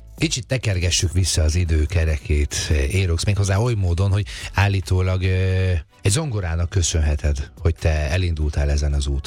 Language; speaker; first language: Hungarian; native; Hungarian